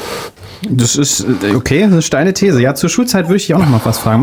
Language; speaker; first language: German; native; German